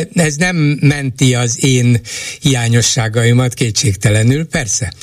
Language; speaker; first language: Hungarian; native; Hungarian